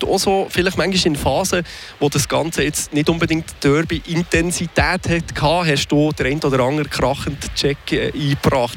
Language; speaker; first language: German; native; German